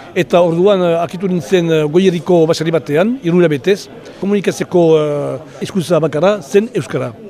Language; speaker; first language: Basque; non-native, fluent; French